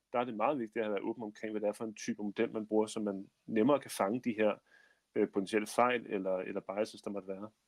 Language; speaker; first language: Danish; native; Danish